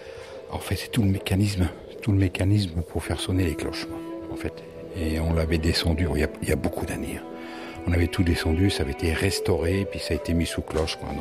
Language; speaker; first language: French; native; French